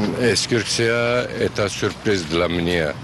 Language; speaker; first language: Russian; non-native, learner; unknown